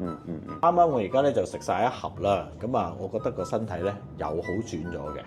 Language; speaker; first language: Cantonese; native; Cantonese